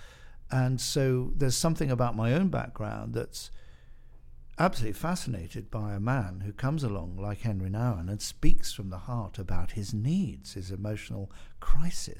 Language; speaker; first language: English; native; English